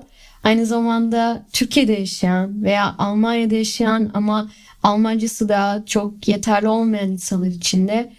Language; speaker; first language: Turkish; early bilingual, heritage; Turkish